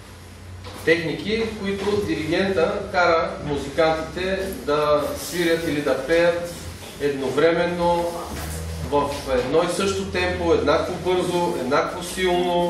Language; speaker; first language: Bulgarian; native; Bulgarian